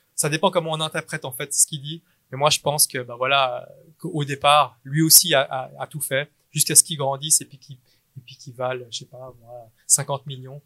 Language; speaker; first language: French; native; French